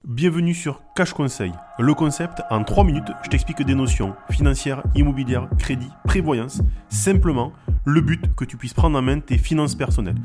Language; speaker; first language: French; native; French